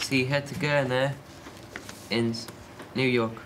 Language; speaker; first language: German; non-native, learner; English